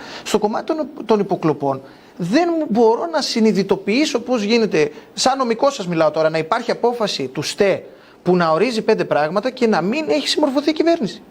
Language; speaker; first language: Greek; native; Greek